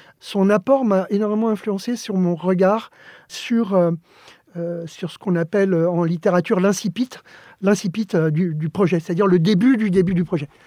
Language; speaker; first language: French; early bilingual, other home language; Spanish